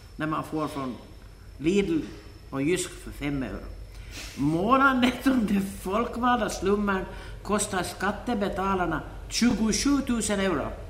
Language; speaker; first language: Swedish; native; Swedish